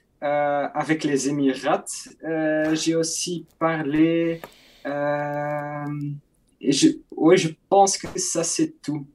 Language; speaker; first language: French; non-native, local second language; Dutch